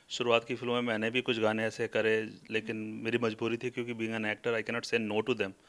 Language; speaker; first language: Hindi; non-native, local second language; Bhojpuri